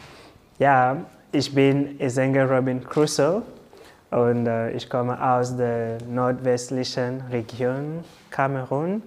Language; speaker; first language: German; non-native, learner; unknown